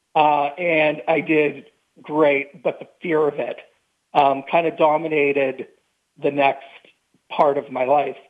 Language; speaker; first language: English; native; English